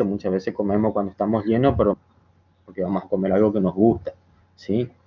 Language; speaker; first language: Spanish; native; Spanish